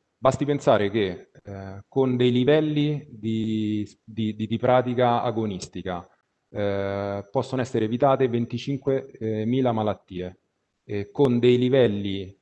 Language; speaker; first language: Italian; native; Italian